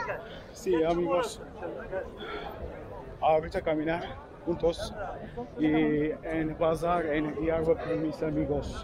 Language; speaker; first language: Spanish; non-native, learner; Turkish